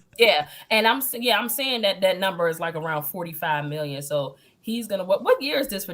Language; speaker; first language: English; native; English